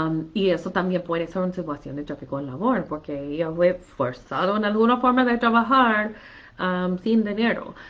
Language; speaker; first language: Spanish; non-native, fluent; English